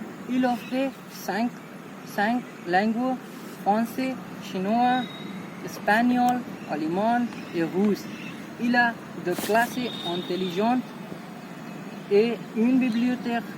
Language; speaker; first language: French; non-native, learner; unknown